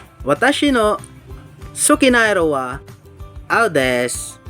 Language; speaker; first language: Japanese; non-native, learner; Hiligaynon